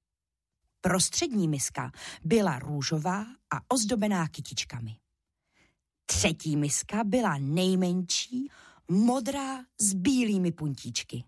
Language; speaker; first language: Czech; native; Czech